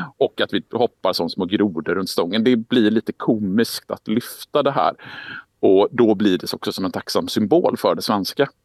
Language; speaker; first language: Swedish; native; Swedish